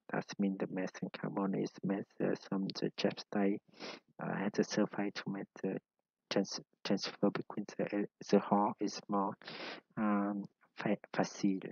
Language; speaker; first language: English; non-native, learner; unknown